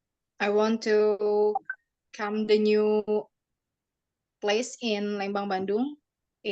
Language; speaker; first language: English; non-native, learner; Indonesian